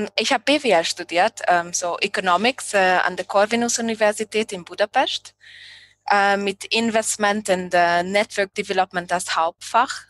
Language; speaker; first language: German; non-native, fluent; Hungarian